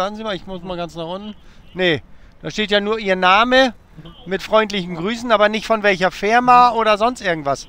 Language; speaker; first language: German; native; German